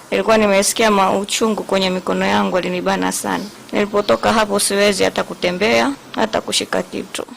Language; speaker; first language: Swahili; native; Swahili